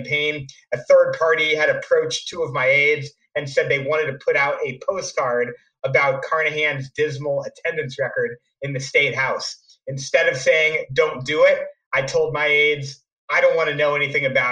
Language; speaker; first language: English; native; English